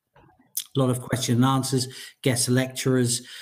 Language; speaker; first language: English; native; English